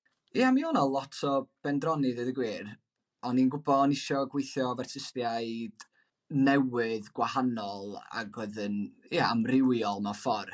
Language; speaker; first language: Welsh; native; Welsh